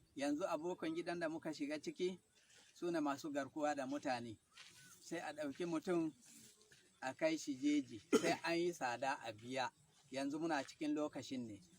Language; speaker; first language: Hausa; non-native, local second language; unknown